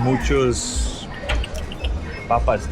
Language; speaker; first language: Spanish; non-native, learner; English